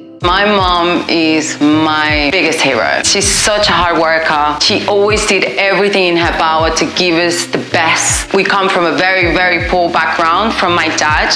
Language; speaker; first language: English; non-native, fluent; Spanish